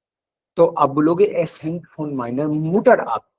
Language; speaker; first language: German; non-native, fluent; Hindi